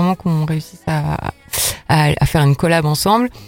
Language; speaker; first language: French; native; French